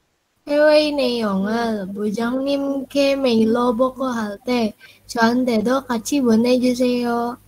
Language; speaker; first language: Korean; non-native, learner; Indonesian